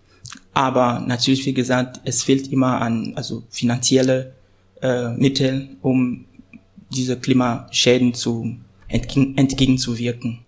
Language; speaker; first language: German; non-native, fluent; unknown